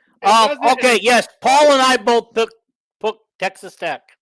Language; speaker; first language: English; native; English